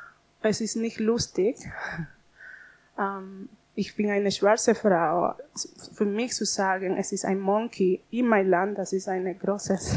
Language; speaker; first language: German; non-native, learner; Spanish